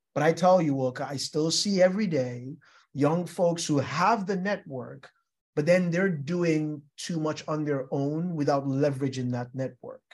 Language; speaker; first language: English; non-native, local second language; Yoruba